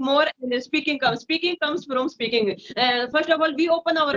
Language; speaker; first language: English; non-native, learner; Hindi